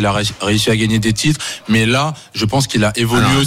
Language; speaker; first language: French; native; French